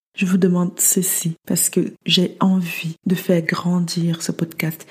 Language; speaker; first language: French; early bilingual, other home language; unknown